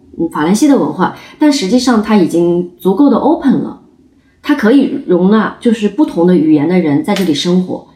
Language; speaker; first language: Chinese; native; Chinese